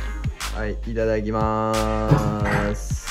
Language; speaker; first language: Japanese; native; Japanese